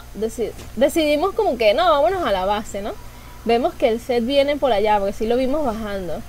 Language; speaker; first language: Spanish; native; Spanish